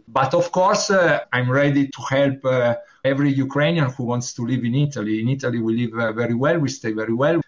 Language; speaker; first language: English; non-native, learner; Italian